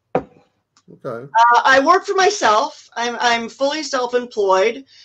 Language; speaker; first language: English; native; English